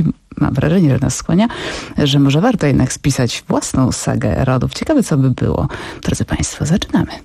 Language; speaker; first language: Polish; native; Polish